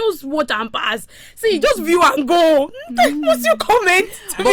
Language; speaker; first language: English; non-native, local second language; Yoruba